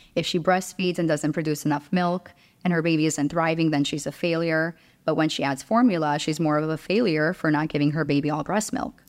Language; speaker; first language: English; early bilingual, other home language; Romanian